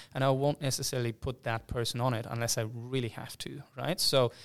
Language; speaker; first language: English; non-native, fluent; German